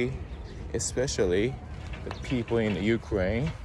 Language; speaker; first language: English; non-native, learner; Japanese